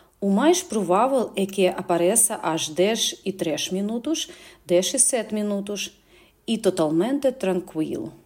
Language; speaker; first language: Portuguese; non-native, fluent; Russian